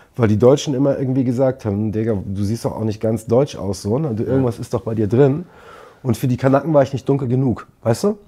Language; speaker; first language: German; native; German